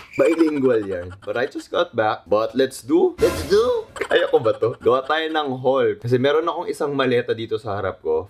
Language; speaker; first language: Filipino; native; Filipino